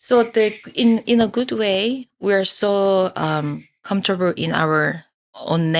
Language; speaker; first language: English; non-native, fluent; Korean